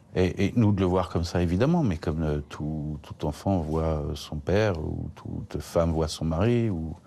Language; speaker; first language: French; native; French